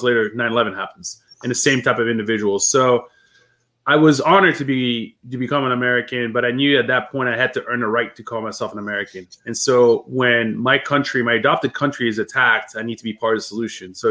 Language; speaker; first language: English; early bilingual, other home language; French